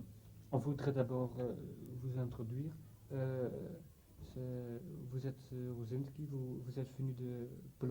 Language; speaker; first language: French; non-native, fluent; Dutch